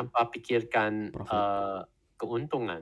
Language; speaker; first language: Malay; non-native, learner; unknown